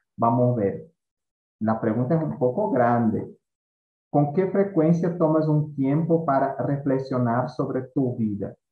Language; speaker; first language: Spanish; non-native, fluent; Portuguese